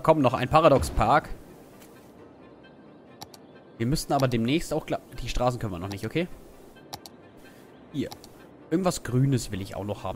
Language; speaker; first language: German; native; German